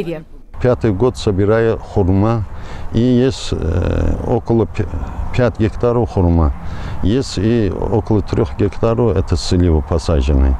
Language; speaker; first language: Russian; non-native, local second language; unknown